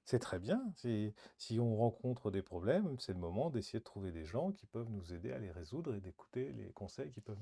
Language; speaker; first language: French; native; French